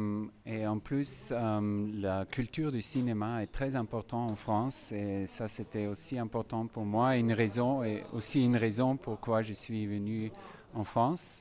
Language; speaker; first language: French; non-native, fluent; German